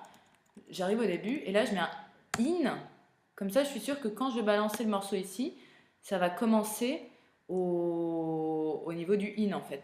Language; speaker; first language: French; native; French